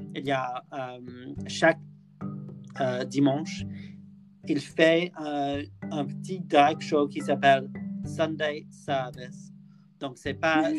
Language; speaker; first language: French; non-native, learner; English